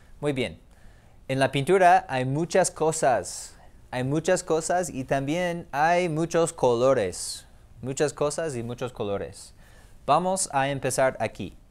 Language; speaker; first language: Spanish; non-native, fluent; English